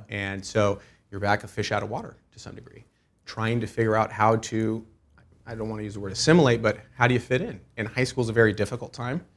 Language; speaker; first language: English; early bilingual, other home language; Persian